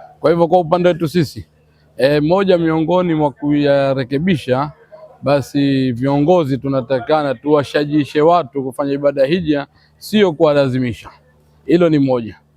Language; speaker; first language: Swahili; native; Swahili